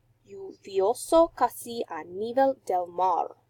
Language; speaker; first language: Spanish; non-native, learner; English